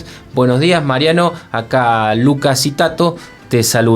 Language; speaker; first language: Spanish; native; Spanish